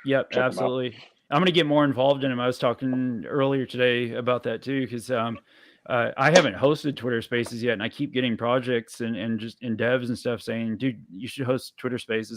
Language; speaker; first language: English; native; English